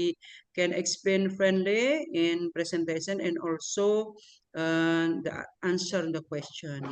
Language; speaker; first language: English; non-native, learner; Indonesian